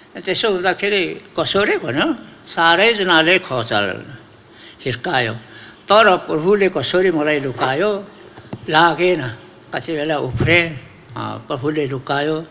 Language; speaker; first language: Nepali; non-native, local second language; Limbu